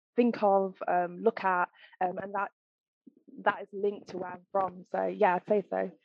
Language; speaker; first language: English; native; English